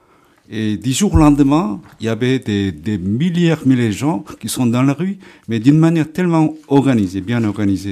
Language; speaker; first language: French; native; French